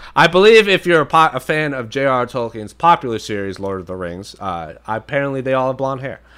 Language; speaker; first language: English; native; English